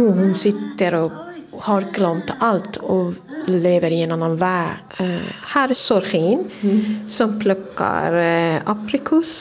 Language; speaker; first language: Swedish; non-native, fluent; Persian